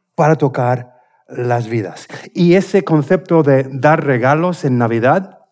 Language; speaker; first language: Spanish; non-native, fluent; English